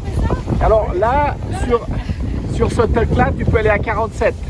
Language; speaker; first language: French; native; French